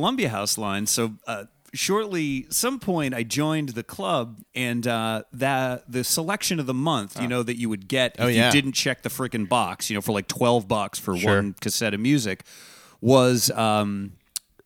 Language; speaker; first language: English; native; English